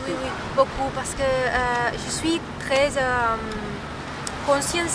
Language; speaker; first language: French; non-native, learner; Spanish